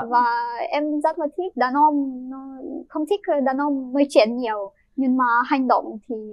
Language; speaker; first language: Vietnamese; non-native, fluent; Ukrainian